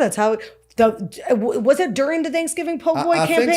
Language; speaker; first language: English; native; English